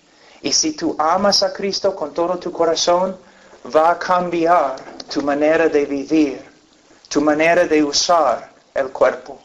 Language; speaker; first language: Spanish; non-native, fluent; English